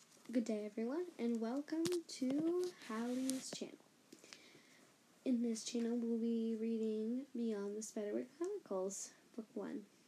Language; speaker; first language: English; native; English